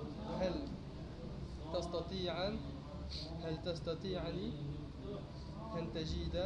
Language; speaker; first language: Arabic; non-native, learner; French